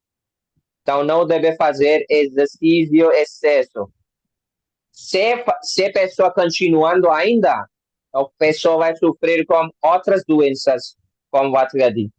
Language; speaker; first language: Portuguese; non-native, learner; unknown